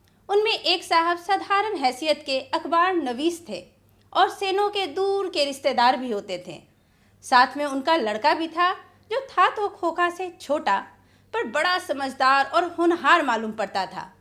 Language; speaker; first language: Hindi; native; Hindi